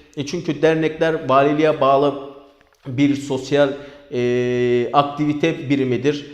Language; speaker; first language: Turkish; native; Turkish